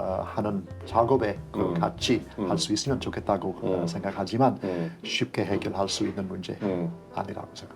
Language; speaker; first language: Korean; non-native, fluent; English